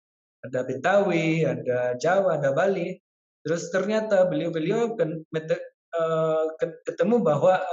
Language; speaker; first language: Indonesian; non-native, fluent; Spanish